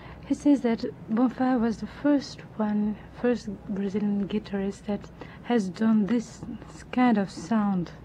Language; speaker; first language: English; non-native, fluent; Portuguese